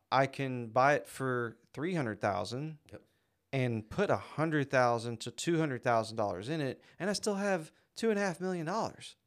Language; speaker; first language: English; native; English